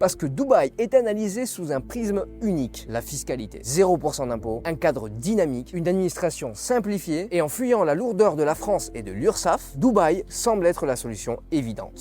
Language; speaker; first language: French; native; French